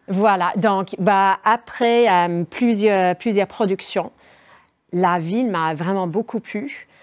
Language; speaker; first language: French; non-native, fluent; English